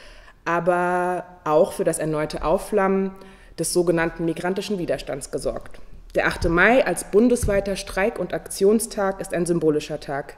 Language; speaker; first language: German; native; German